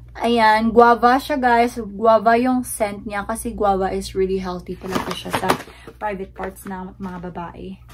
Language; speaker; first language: Filipino; non-native, local second language; Hiligaynon